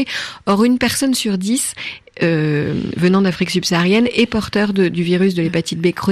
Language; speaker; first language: French; native; French